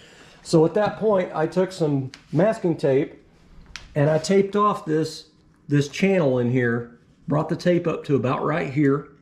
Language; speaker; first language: English; native; English